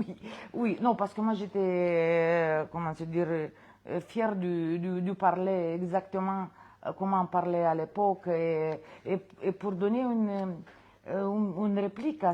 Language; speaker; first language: French; non-native, fluent; Romanian